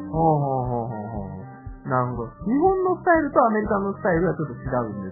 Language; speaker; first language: Japanese; native; Japanese